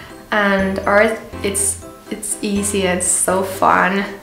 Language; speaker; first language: English; non-native, fluent; Finnish